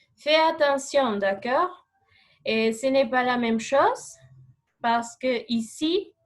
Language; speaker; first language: French; non-native, fluent; Spanish